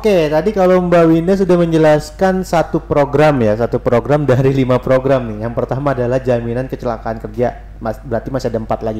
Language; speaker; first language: Indonesian; native; Indonesian